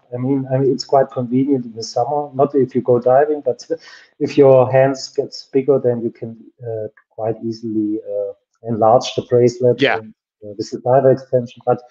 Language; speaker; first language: English; non-native, fluent; German